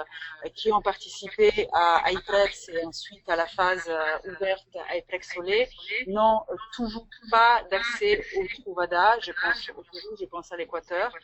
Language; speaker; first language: French; native; French